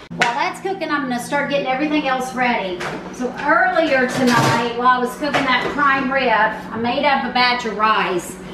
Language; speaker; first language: English; native; English